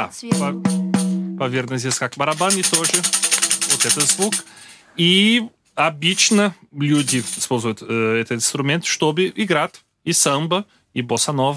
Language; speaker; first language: Russian; non-native, learner; Portuguese